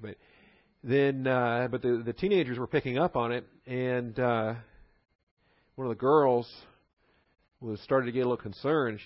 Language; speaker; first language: English; native; English